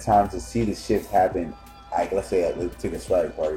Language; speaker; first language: English; native; English